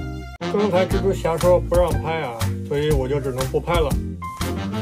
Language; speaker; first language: Chinese; native; Chinese